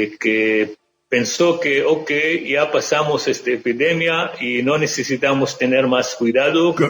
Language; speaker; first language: Spanish; non-native, fluent; Arabic